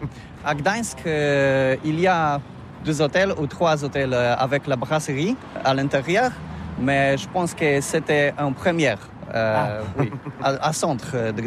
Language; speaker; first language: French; non-native, learner; Polish